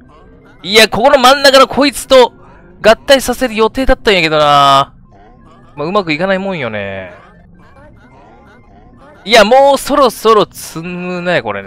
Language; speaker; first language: Japanese; native; Japanese